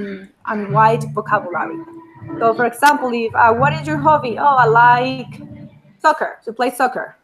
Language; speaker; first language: English; non-native, fluent; Spanish